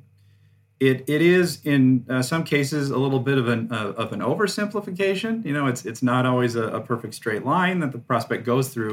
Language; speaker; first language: English; native; English